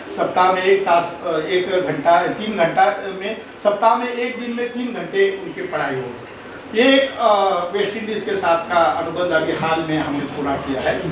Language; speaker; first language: Hindi; non-native, local second language; Marathi